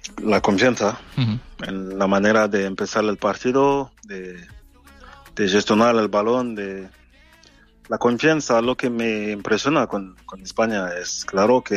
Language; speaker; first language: Spanish; non-native, fluent; French